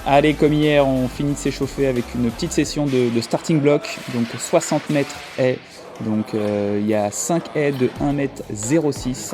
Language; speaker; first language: French; native; French